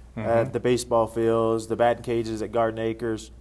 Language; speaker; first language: English; native; English